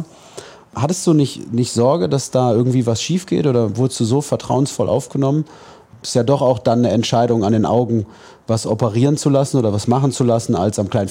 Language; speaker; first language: German; native; German